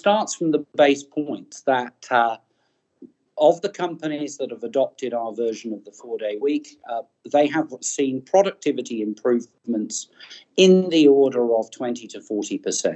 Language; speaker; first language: English; native; English